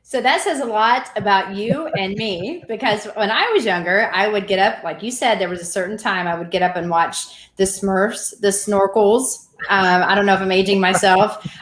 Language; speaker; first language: English; native; English